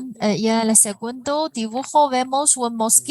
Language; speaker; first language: Spanish; non-native, fluent; Chinese